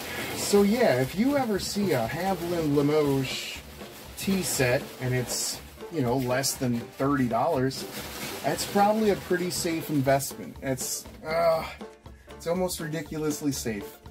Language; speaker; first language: English; native; English